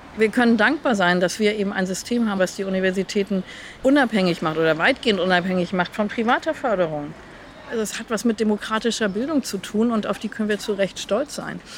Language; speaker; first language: German; non-native, fluent; Hebrew